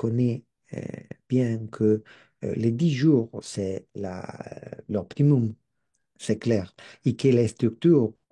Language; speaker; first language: French; non-native, learner; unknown